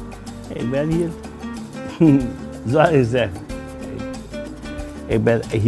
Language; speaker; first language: Dutch; non-native, local second language; Papiamento